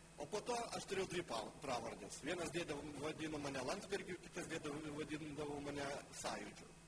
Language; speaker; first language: Lithuanian; non-native, local second language; Polish